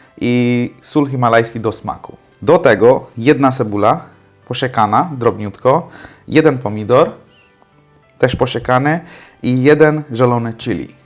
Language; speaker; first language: Polish; non-native, fluent; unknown